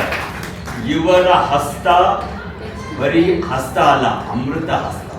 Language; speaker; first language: Kannada; non-native, learner; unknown